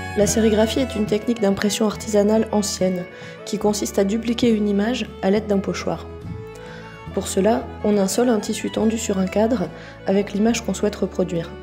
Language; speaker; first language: French; native; French